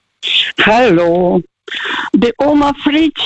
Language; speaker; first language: German; non-native, fluent; Russian